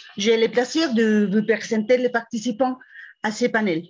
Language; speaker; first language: French; non-native, fluent; Spanish